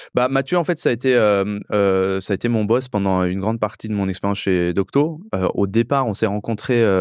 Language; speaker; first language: French; early bilingual, other home language; Persian